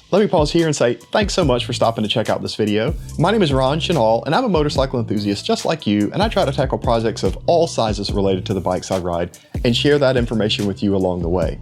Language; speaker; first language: English; native; English